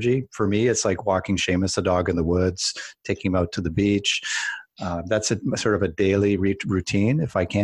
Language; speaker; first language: English; native; English